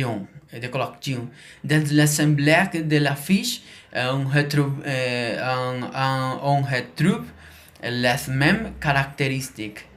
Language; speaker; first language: French; non-native, learner; Spanish